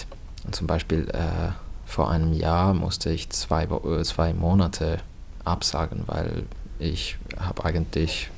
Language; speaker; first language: German; non-native, fluent; Finnish